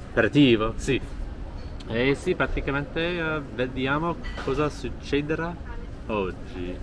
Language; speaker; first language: Italian; non-native, fluent; English